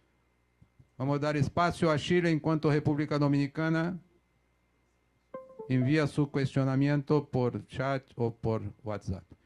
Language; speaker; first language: Spanish; non-native, fluent; Portuguese